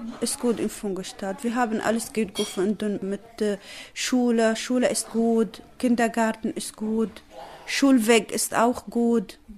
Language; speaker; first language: German; non-native, learner; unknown